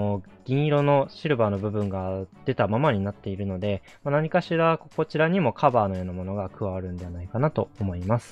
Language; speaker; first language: Japanese; native; Japanese